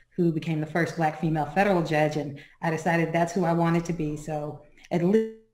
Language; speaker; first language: English; native; English